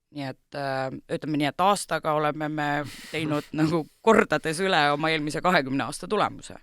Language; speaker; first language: Estonian; native; Estonian